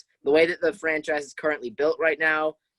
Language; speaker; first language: English; native; English